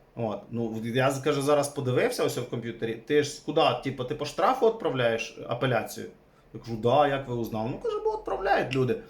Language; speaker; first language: Ukrainian; native; Ukrainian